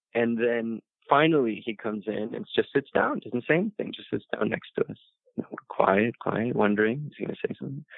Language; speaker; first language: English; early bilingual, other home language; Spanish